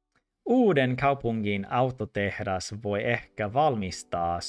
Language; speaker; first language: Finnish; non-native, learner; English